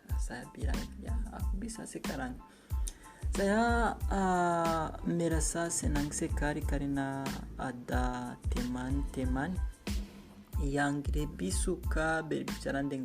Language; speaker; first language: Indonesian; non-native, fluent; Kinyarwanda